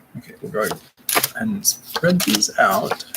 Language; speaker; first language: English; native; English